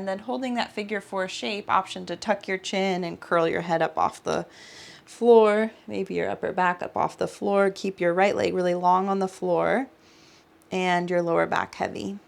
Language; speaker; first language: English; native; English